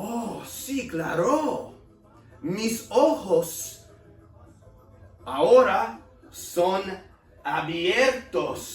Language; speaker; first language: Spanish; non-native, learner; English